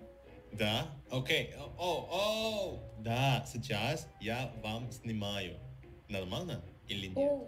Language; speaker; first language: Russian; non-native, learner; Indonesian